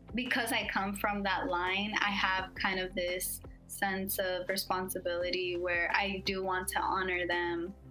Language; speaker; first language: English; native; English